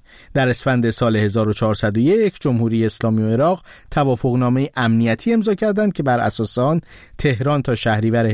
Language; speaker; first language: Persian; native; Persian